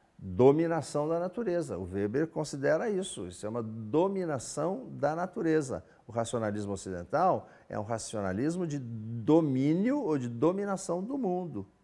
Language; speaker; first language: Portuguese; native; Portuguese